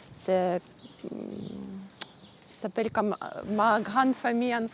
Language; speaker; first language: French; non-native, learner; Ukrainian